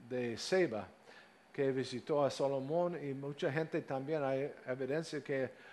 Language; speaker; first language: Spanish; non-native, fluent; English